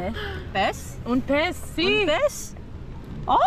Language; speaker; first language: Spanish; non-native, learner; English